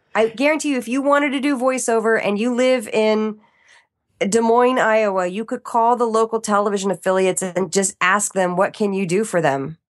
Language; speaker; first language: English; native; English